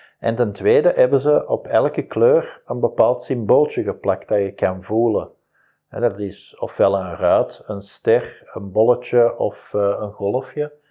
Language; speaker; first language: Dutch; native; Dutch